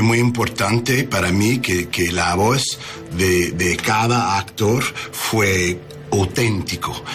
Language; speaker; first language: Spanish; non-native, learner; English